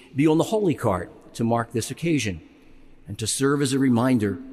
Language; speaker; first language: English; native; English